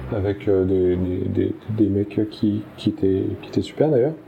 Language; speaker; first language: French; native; French